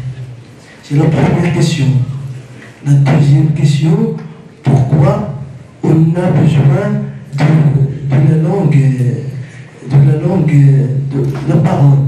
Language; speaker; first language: French; non-native, learner; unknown